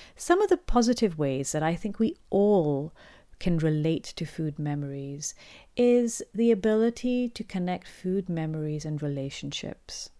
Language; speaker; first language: English; non-native, local second language; Urdu